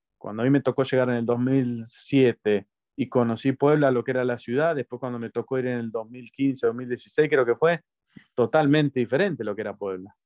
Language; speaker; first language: Spanish; native; Spanish